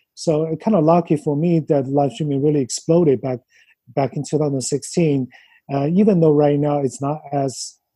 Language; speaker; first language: English; non-native, fluent; Chinese